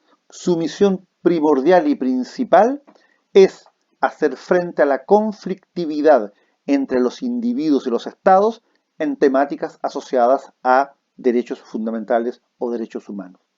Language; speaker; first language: Spanish; native; Spanish